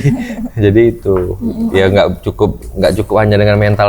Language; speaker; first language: Indonesian; native; Indonesian